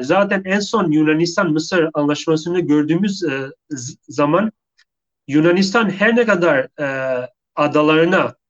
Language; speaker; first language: Turkish; non-native, fluent; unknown